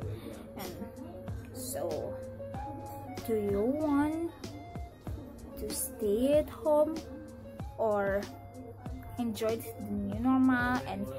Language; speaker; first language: English; non-native, learner; Indonesian